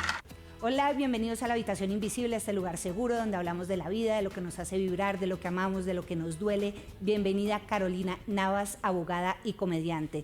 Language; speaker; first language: Spanish; native; Spanish